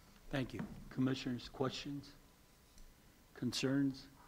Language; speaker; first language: English; native; English